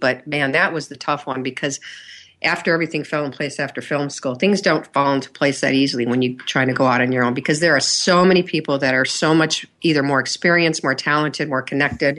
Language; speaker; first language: English; native; English